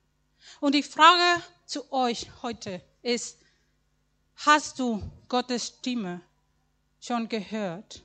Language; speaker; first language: German; non-native, learner; Spanish